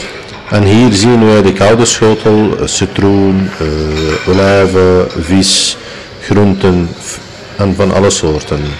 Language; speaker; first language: Dutch; non-native, fluent; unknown